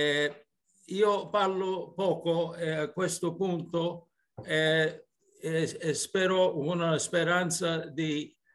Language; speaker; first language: Italian; early bilingual, heritage; English